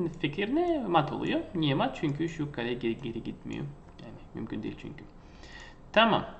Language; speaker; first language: Turkish; non-native, fluent; Russian